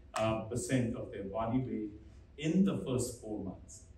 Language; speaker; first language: English; non-native, local second language; Hindi